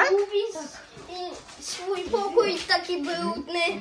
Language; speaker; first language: Polish; non-native, learner; Russian